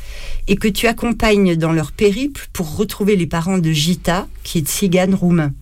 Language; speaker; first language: French; native; French